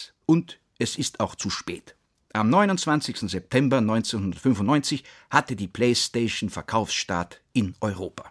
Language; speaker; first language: German; native; German